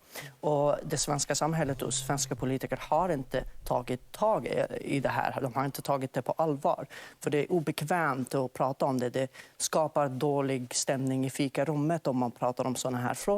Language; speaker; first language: Swedish; non-native, fluent; Arabic